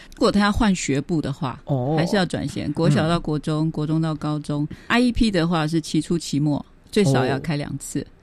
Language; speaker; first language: Chinese; native; Chinese